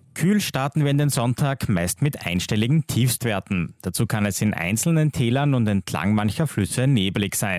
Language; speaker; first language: German; native; German